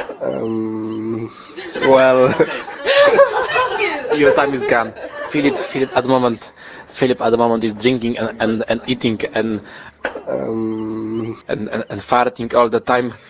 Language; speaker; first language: English; non-native, learner; Polish